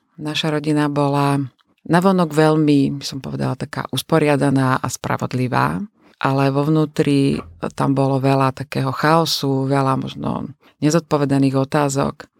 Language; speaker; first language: Slovak; native; Slovak